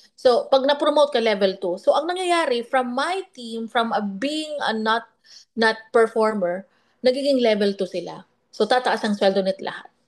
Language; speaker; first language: Filipino; non-native, local second language; Bikol